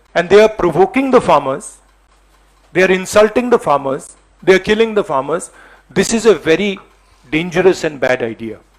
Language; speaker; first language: English; non-native, local second language; Hindi